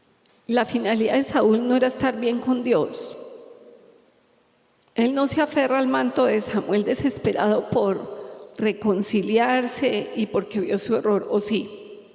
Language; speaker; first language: Spanish; native; Spanish